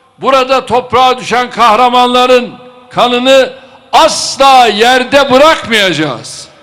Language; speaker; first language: Turkish; native; Turkish